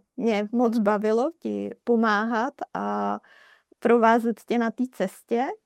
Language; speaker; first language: Czech; native; Czech